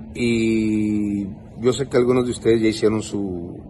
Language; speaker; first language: Spanish; early bilingual, heritage; Spanish